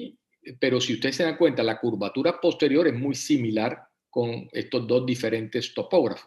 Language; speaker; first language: Spanish; native; Spanish